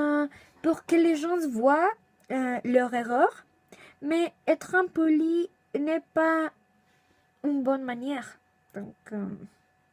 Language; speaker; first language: French; non-native, learner; Spanish